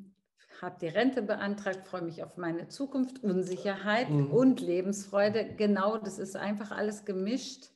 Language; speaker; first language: German; native; German